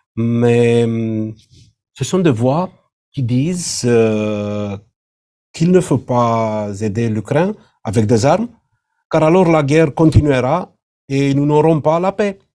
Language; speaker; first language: French; non-native, fluent; Romanian